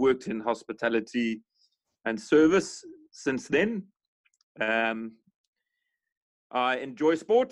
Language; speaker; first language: English; native; English